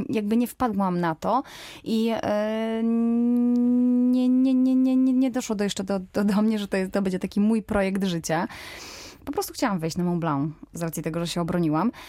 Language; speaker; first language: Polish; native; Polish